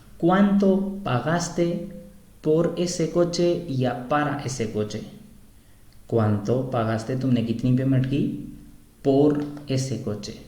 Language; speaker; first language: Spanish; non-native, fluent; Urdu